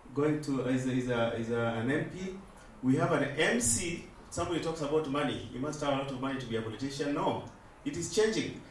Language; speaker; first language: English; non-native, local second language; Luo (Kenya and Tanzania)